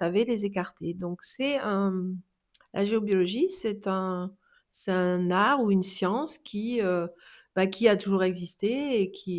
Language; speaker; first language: French; native; French